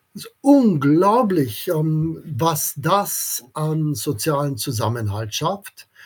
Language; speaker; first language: German; non-native, local second language; English